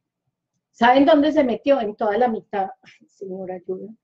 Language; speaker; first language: Spanish; native; Spanish